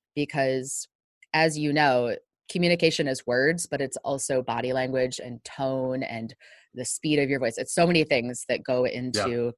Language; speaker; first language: English; native; English